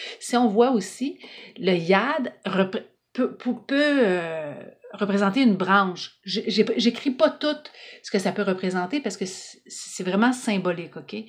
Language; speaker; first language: French; native; French